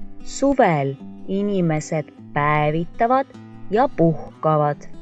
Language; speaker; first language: Estonian; non-native, local second language; Russian